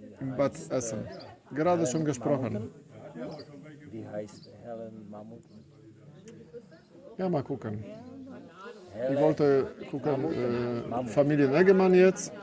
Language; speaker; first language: German; non-native, learner; Polish